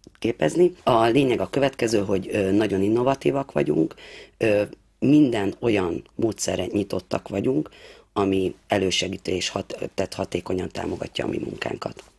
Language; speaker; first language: Hungarian; native; Hungarian